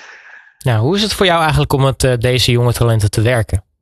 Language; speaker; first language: Dutch; native; Dutch